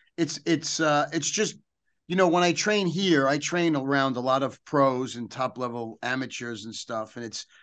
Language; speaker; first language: English; native; English